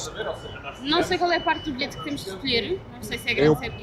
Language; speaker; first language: Portuguese; native; Portuguese